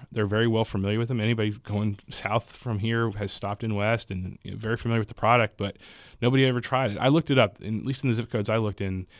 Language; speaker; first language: English; native; English